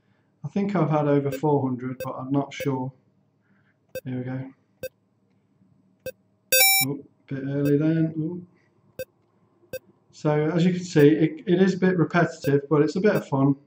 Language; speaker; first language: English; native; English